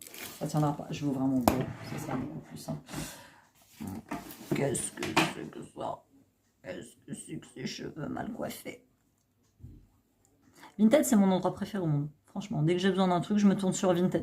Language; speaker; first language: French; native; French